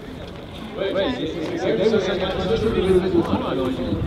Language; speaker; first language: French; native; French